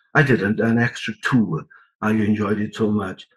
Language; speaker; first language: English; native; English